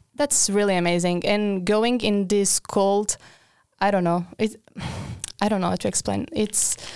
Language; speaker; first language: English; non-native, fluent; Portuguese